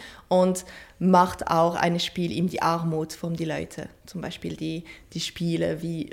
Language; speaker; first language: German; non-native, fluent; French